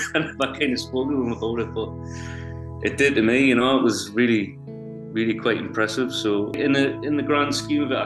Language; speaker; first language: English; native; English